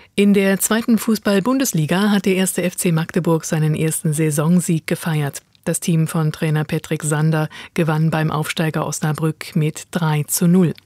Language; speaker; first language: German; native; German